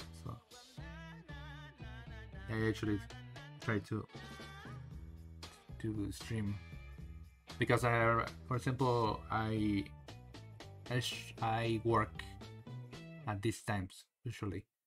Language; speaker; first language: English; non-native, learner; Spanish